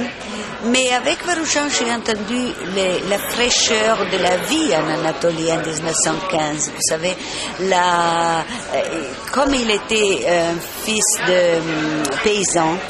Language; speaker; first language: French; non-native, fluent; Italian